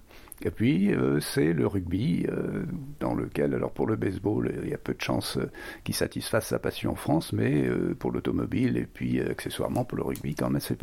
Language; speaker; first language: French; native; French